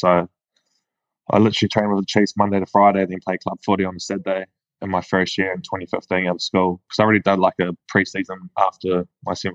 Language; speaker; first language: English; native; English